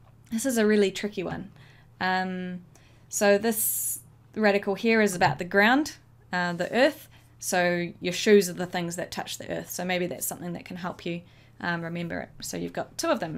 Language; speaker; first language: English; native; English